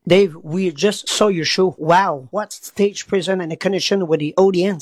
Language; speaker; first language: English; non-native, learner; French